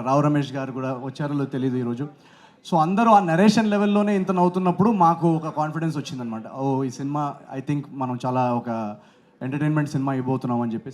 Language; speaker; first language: Telugu; native; Telugu